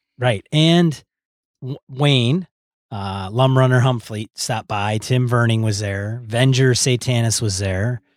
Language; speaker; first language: English; native; English